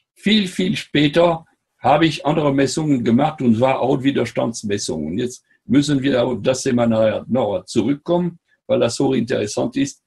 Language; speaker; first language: German; non-native, fluent; French